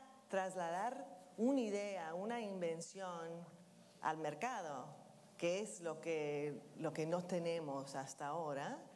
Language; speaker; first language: Spanish; non-native, fluent; English